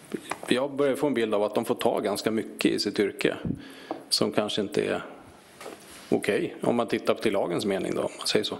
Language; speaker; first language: Swedish; native; Swedish